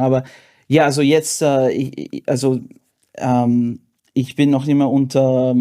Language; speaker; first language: German; non-native, fluent; English